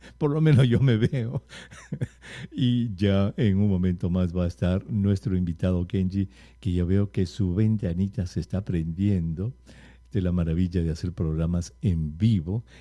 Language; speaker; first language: Spanish; native; Spanish